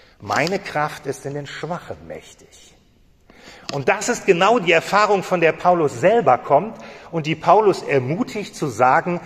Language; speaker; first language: German; native; German